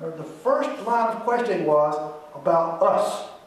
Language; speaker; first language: English; native; English